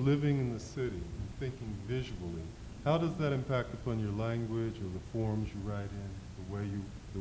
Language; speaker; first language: English; native; English